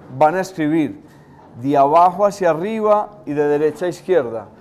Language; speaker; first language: Spanish; native; Spanish